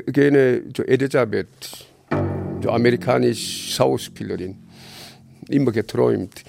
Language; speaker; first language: German; non-native, learner; Korean